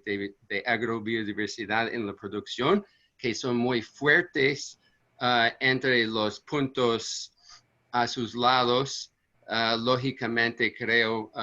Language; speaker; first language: Spanish; non-native, fluent; English